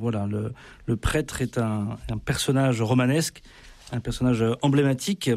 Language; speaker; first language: French; native; French